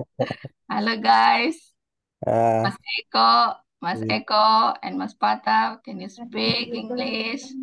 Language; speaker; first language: English; non-native, learner; Indonesian